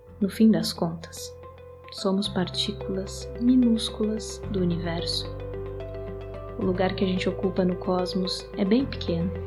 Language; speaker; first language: Portuguese; native; Portuguese